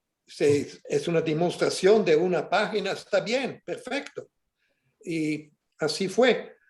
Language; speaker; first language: Spanish; non-native, fluent; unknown